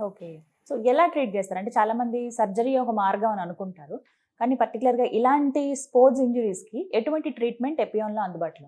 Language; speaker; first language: Telugu; native; Telugu